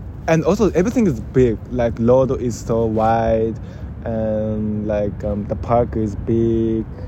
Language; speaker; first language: English; non-native, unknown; Japanese